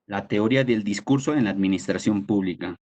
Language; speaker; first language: Spanish; native; Spanish